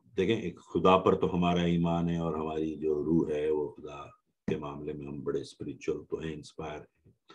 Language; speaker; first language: Urdu; native; Urdu